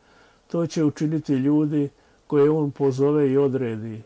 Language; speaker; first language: Croatian; native; Croatian